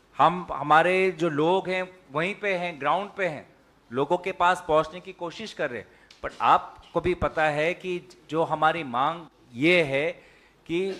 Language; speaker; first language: Hindi; non-native, local second language; Assamese